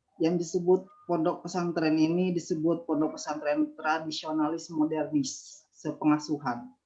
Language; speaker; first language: Indonesian; non-native, local second language; Madurese